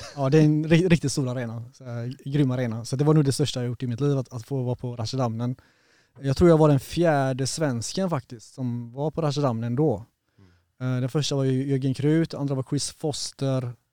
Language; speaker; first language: Swedish; native; Swedish